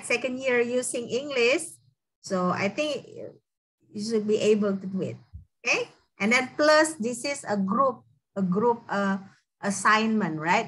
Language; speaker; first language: English; non-native, fluent; Indonesian